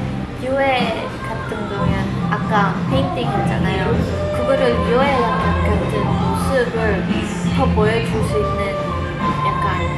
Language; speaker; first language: Korean; non-native, learner; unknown